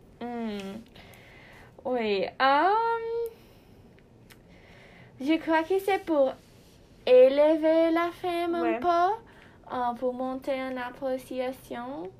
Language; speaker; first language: French; non-native, learner; Portuguese